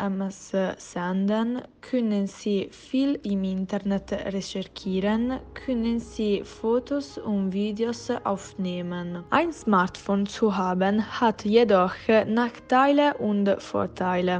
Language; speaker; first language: German; non-native, learner; Italian